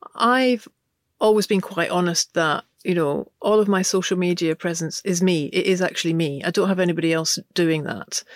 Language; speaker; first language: English; native; English